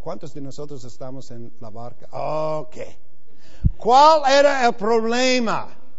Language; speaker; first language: Spanish; non-native, fluent; English